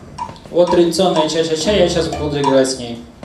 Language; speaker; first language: Russian; native; Russian